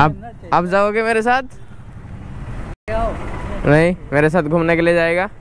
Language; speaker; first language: Hindi; non-native, local second language; Bangla